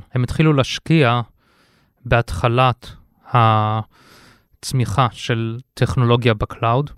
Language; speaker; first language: Hebrew; early bilingual, heritage; Hebrew